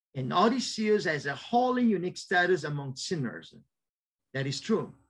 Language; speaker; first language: English; non-native, fluent; Italian